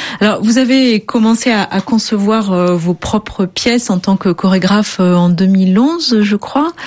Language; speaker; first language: French; native; French